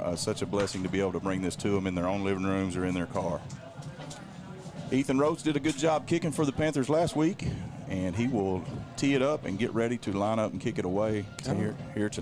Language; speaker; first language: English; native; English